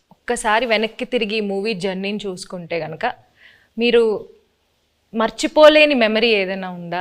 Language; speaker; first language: Telugu; native; Telugu